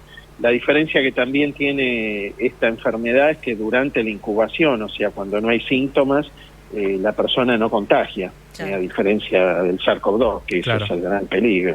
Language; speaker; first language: Spanish; native; Spanish